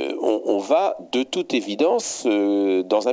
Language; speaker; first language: French; native; French